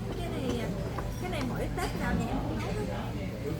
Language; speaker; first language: Vietnamese; non-native, learner; Korean